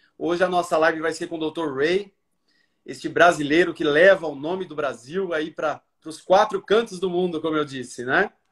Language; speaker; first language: Portuguese; native; Portuguese